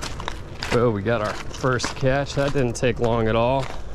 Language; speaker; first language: English; native; English